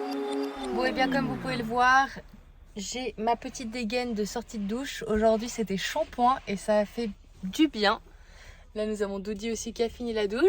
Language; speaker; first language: French; native; French